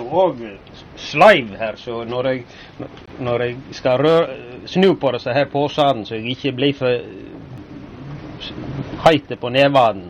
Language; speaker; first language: Norwegian; native; Norwegian